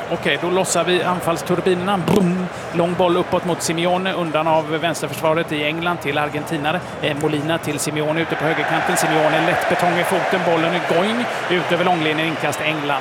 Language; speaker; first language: Swedish; native; Swedish